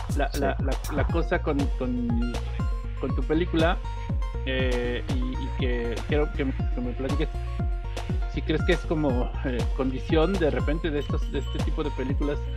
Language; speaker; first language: English; non-native, learner; Spanish